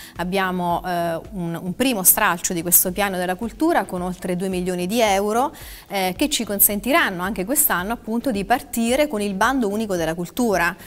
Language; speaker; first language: Italian; native; Italian